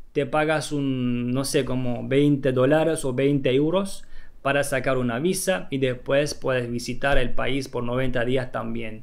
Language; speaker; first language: Spanish; non-native, fluent; Turkish